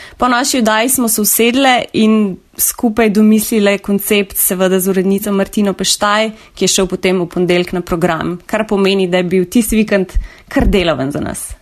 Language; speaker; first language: Slovenian; native; Slovenian